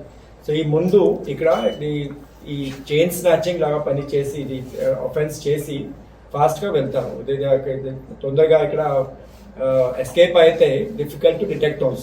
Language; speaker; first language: Telugu; non-native, local second language; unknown